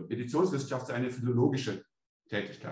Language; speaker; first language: German; native; German